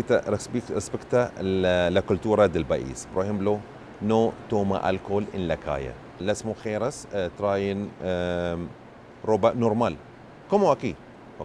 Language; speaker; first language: Spanish; non-native, learner; Arabic